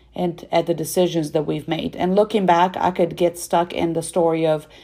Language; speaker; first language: English; non-native, fluent; Russian